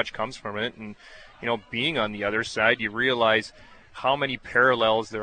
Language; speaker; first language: English; native; English